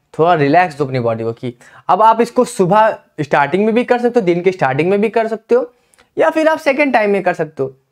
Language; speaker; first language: Hindi; native; Hindi